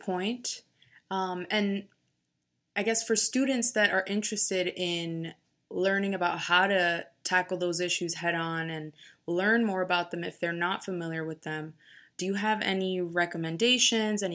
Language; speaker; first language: English; native; English